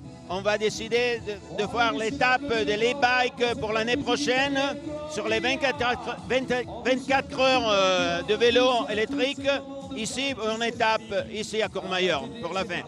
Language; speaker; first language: French; non-native, local second language; Italian